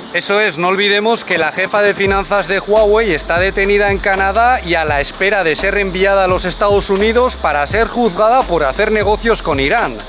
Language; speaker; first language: Spanish; native; Spanish